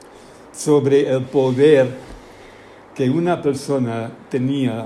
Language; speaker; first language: Spanish; non-native, fluent; English